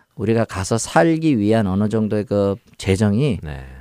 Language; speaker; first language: Korean; native; Korean